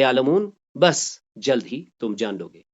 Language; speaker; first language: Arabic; non-native, fluent; Urdu